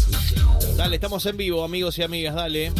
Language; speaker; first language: Spanish; native; Spanish